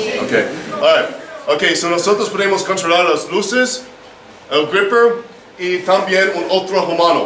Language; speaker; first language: Spanish; non-native, learner; English